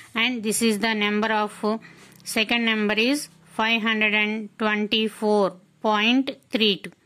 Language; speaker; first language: English; non-native, local second language; Telugu